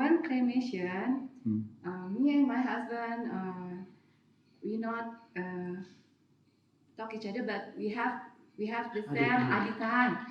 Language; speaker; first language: English; non-native, learner; Indonesian